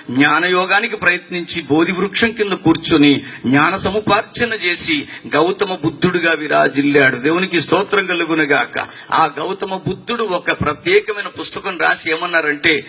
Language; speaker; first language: Telugu; non-native, local second language; Tamil